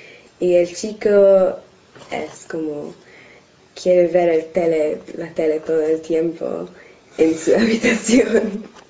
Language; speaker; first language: Spanish; non-native, learner; English